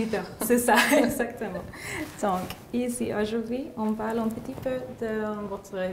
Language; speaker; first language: French; non-native, learner; English